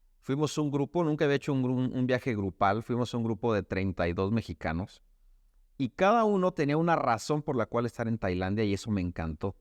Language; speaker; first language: Spanish; native; Spanish